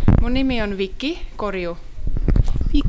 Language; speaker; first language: Finnish; non-native, learner; Estonian